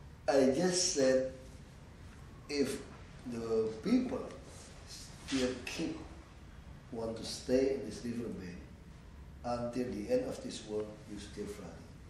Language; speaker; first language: English; non-native, learner; Indonesian